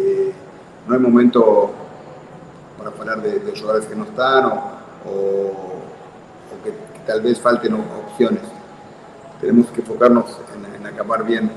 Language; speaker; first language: Portuguese; non-native, fluent; Spanish